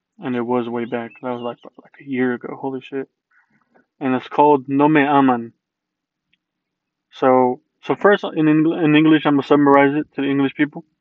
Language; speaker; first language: English; early bilingual, other home language; Spanish